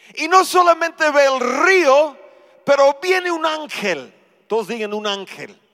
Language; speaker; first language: Spanish; non-native, fluent; English